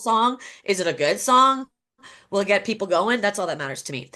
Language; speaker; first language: English; native; English